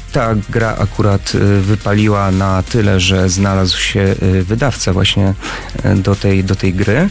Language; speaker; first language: Polish; native; Polish